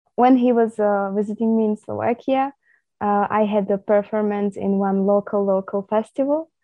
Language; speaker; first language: English; non-native, fluent; Slovak